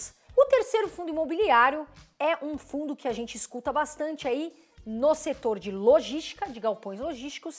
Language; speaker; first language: Portuguese; native; Portuguese